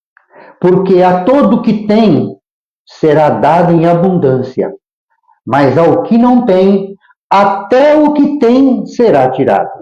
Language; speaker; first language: Portuguese; native; Portuguese